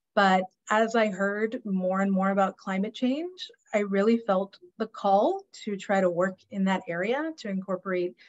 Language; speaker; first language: English; native; English